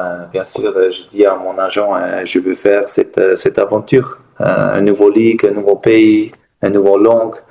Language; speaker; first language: French; non-native, learner; German